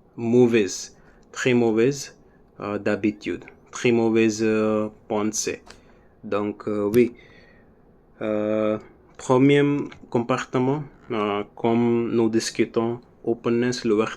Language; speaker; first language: French; non-native, learner; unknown